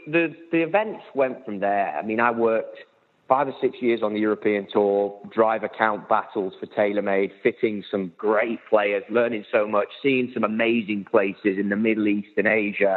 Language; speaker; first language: English; native; English